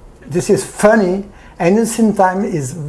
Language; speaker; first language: English; non-native, learner; French